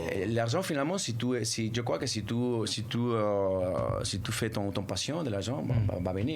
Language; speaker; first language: French; non-native, fluent; Spanish